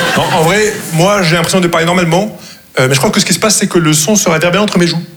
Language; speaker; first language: French; non-native, local second language; Arabic